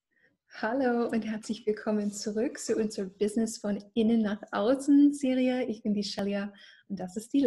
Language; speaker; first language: German; non-native, fluent; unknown